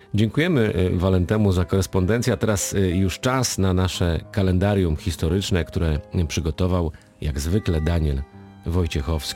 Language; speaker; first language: Polish; native; Polish